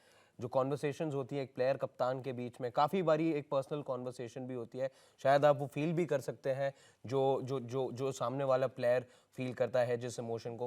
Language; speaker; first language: Hindi; native; Hindi